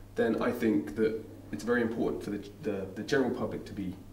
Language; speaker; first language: English; native; English